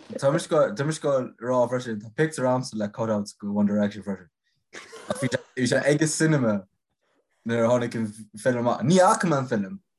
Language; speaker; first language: Irish; native; Irish